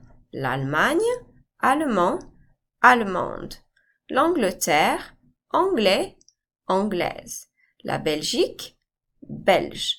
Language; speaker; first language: French; non-native, fluent; English